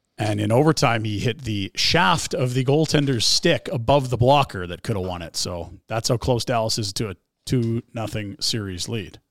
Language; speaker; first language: English; native; English